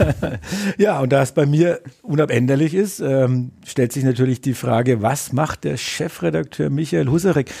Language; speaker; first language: German; native; German